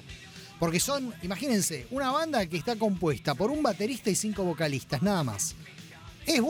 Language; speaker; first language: Spanish; native; Spanish